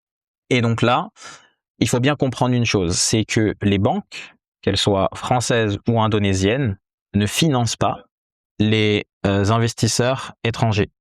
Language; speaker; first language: French; native; French